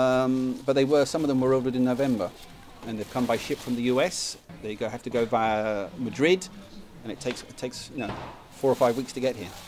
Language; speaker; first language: English; native; English